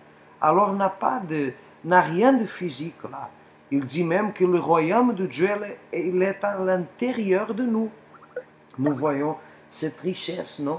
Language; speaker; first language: French; non-native, fluent; Portuguese